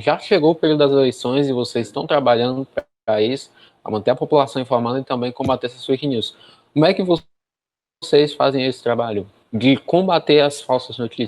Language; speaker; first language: Portuguese; native; Portuguese